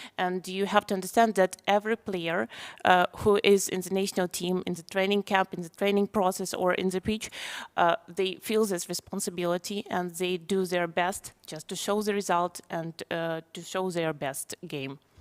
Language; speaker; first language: English; non-native, fluent; Ukrainian